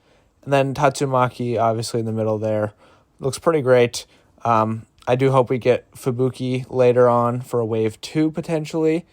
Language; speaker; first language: English; native; English